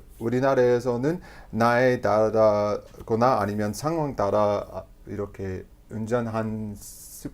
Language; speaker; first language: Korean; non-native, fluent; English